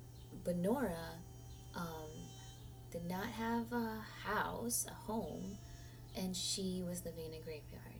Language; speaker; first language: English; non-native, local second language; Hiligaynon